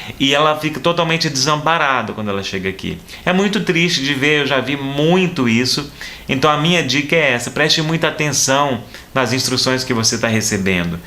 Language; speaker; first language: Portuguese; native; Portuguese